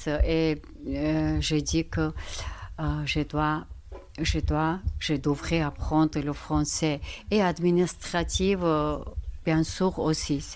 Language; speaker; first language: French; non-native, learner; Georgian